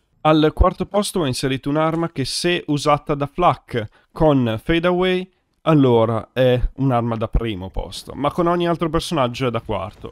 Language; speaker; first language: Italian; native; Italian